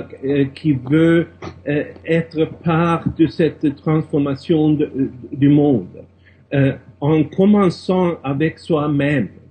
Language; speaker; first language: French; non-native, fluent; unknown